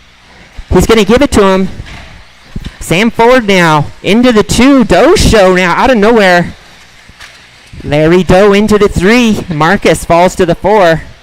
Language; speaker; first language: English; native; English